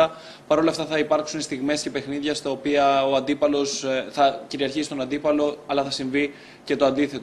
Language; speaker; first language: Greek; native; Greek